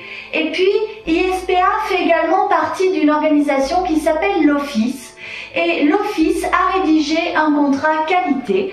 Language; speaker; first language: French; native; French